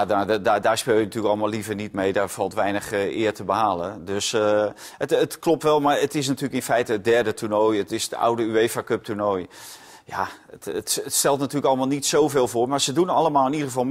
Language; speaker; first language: Dutch; native; Dutch